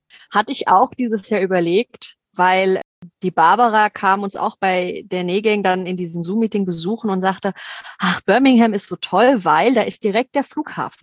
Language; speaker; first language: German; native; German